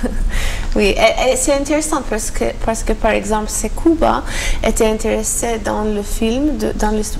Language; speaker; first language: French; non-native, learner; Maltese